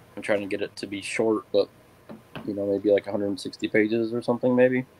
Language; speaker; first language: English; native; English